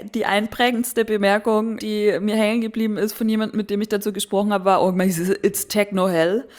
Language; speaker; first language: German; native; German